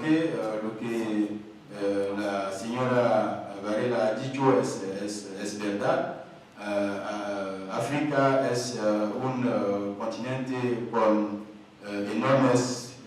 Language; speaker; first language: Spanish; non-native, learner; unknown